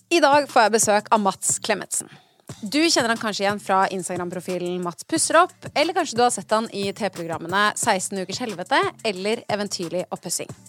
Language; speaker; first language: Norwegian; native; Norwegian